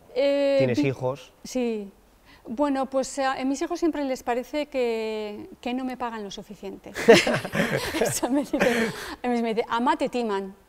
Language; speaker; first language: Spanish; native; Spanish